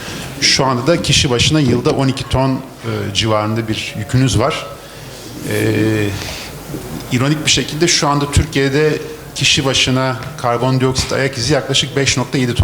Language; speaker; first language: Turkish; native; Turkish